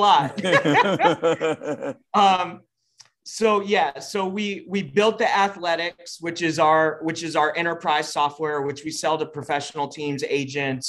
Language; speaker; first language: English; native; English